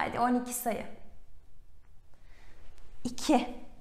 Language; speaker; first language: Turkish; native; Turkish